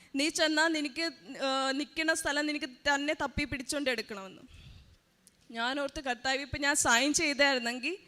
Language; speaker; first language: Malayalam; early bilingual, heritage; Malayalam